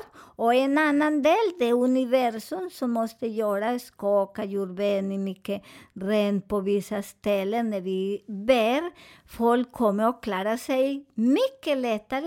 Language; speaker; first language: Swedish; non-native, fluent; Spanish